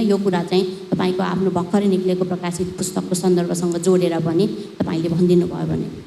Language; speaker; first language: Nepali; non-native, local second language; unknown